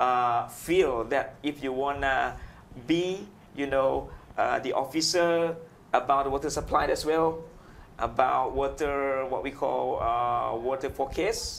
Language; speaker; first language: English; non-native, fluent; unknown